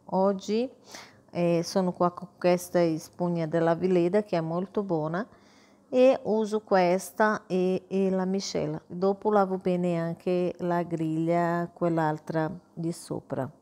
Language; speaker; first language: Italian; non-native, fluent; Portuguese